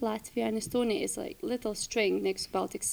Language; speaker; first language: English; non-native, fluent; Lithuanian